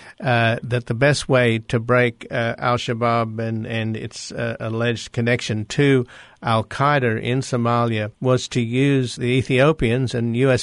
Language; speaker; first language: English; native; English